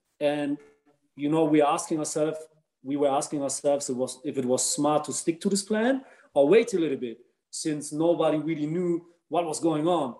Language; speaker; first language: English; non-native, fluent; Dutch